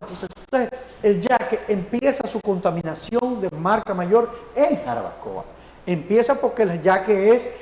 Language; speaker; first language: Spanish; native; Spanish